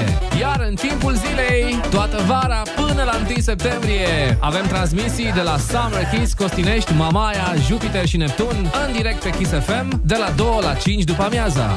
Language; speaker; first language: Romanian; native; Romanian